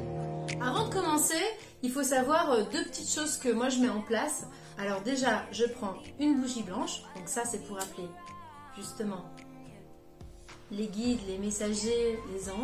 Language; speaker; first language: French; native; French